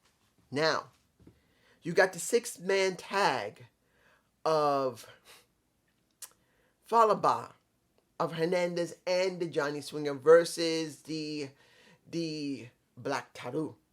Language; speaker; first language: English; native; English